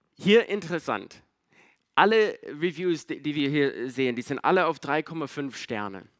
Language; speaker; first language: German; non-native, fluent; English